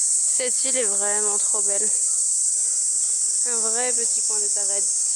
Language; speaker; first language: French; native; French